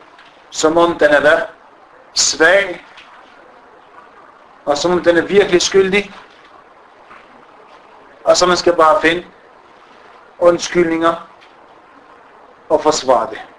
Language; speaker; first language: Danish; non-native, fluent; Arabic